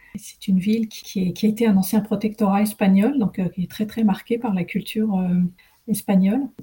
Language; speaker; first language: French; early bilingual, other home language; Arabic